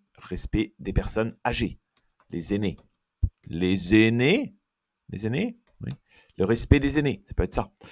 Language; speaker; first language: French; native; French